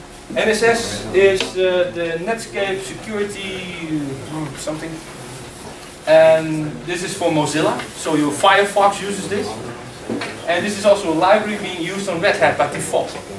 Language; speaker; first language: English; non-native, fluent; Dutch